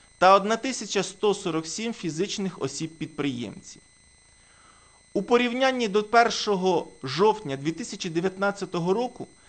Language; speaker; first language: Ukrainian; native; Ukrainian